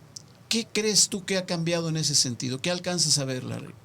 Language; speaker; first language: Spanish; native; Spanish